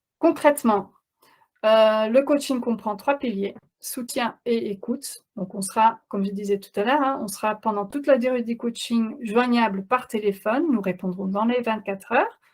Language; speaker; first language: French; non-native, fluent; Dutch